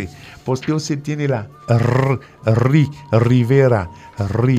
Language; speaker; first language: Spanish; non-native, fluent; French